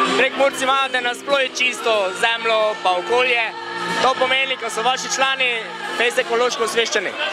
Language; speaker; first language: Slovenian; native; Slovenian